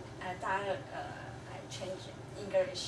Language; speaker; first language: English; non-native, learner; Chinese